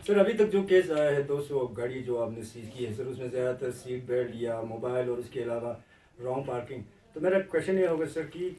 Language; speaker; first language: Hindi; non-native, local second language; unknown